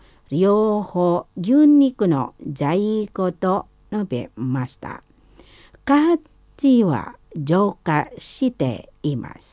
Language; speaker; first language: Japanese; non-native, learner; Indonesian